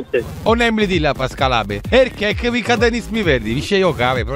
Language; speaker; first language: Turkish; non-native, learner; Italian